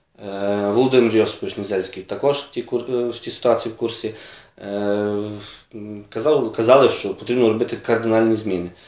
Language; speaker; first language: Ukrainian; native; Ukrainian